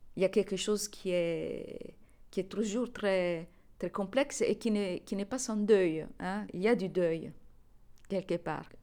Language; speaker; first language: French; non-native, fluent; Italian